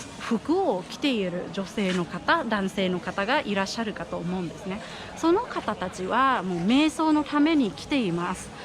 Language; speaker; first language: Japanese; non-native, fluent; Thai